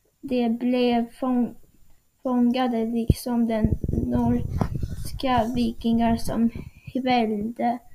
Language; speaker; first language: Swedish; non-native, learner; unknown